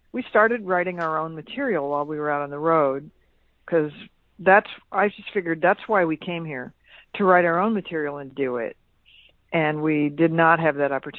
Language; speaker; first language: English; native; English